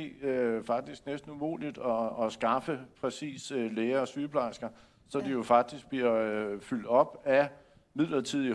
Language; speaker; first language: Danish; native; Danish